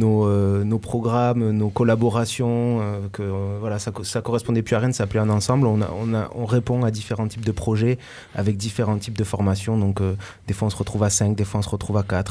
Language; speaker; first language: French; native; French